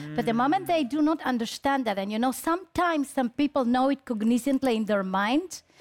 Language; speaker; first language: English; early bilingual, other home language; Spanish